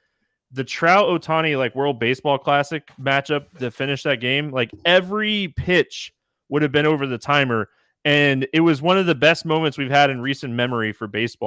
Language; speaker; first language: English; native; English